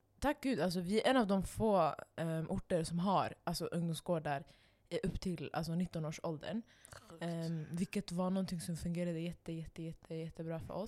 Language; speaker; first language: Swedish; non-native, local second language; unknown